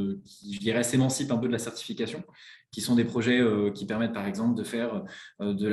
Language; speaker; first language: French; native; French